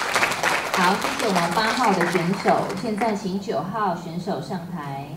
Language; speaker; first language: Chinese; native; Chinese